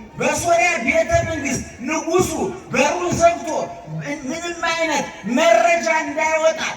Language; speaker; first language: Amharic; native; Amharic